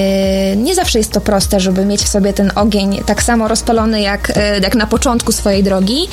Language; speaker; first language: Polish; native; Polish